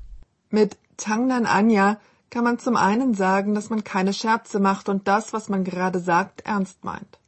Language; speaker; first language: German; non-native, fluent; Korean